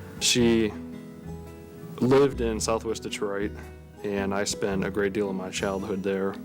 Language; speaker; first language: English; native; English